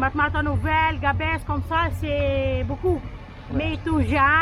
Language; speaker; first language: French; non-native, learner; Arabic